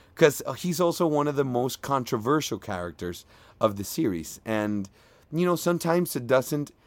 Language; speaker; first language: English; non-native, fluent; Spanish